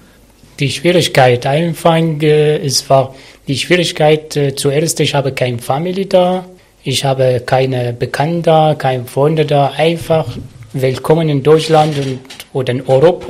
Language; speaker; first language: German; non-native, learner; Arabic